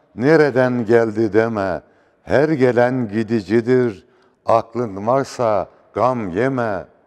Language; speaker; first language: Turkish; native; Turkish